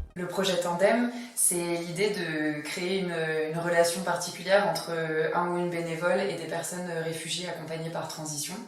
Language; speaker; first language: French; native; French